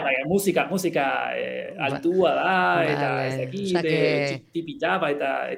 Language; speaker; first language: Basque; non-native, learner; Spanish